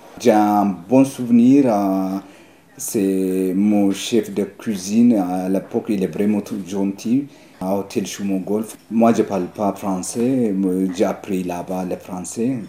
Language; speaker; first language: French; non-native, learner; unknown